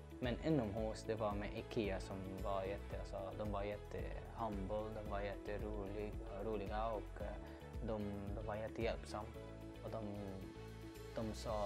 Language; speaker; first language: Swedish; non-native, learner; Arabic